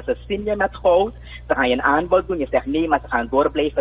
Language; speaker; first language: Dutch; native; Dutch